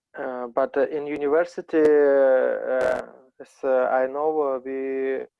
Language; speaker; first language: English; non-native, learner; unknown